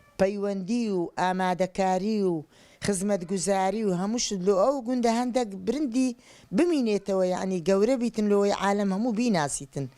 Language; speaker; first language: Central Kurdish; non-native, local second language; Assyrian Neo-Aramaic